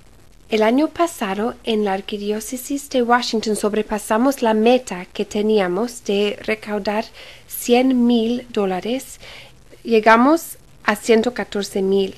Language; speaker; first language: Spanish; early bilingual, heritage; Spanish